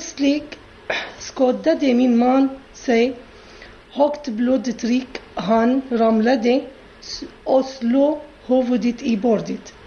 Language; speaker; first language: Swedish; non-native, learner; Arabic